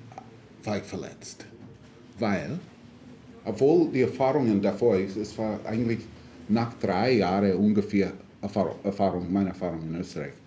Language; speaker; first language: German; non-native, fluent; English